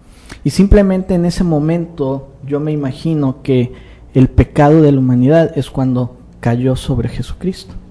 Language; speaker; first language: Spanish; native; Spanish